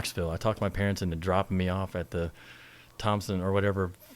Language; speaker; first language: English; native; English